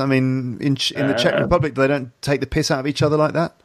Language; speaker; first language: English; native; English